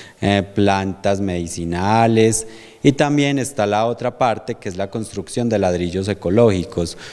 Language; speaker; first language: Spanish; native; Spanish